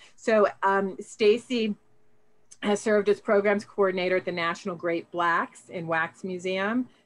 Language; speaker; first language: English; native; English